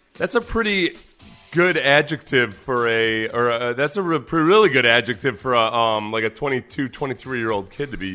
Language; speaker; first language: English; native; English